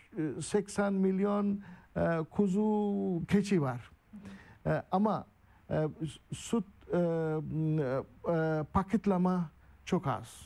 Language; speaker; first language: Turkish; non-native, learner; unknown